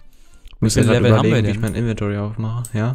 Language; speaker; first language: German; native; German